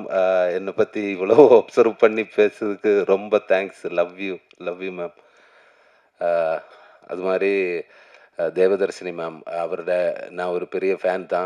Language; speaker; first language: Tamil; non-native, learner; Malayalam